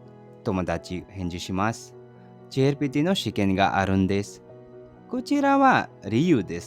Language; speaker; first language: Japanese; non-native, fluent; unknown